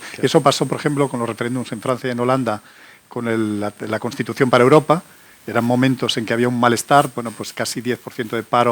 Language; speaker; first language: Spanish; native; Spanish